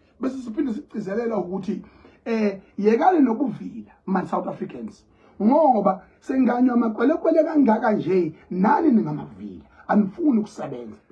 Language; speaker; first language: Zulu; native; Zulu